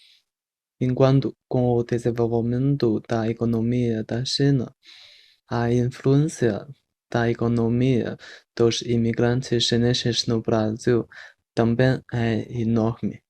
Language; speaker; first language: Portuguese; non-native, fluent; Chinese